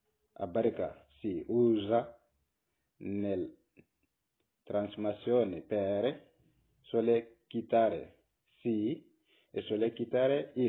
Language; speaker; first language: Italian; non-native, learner; Bambara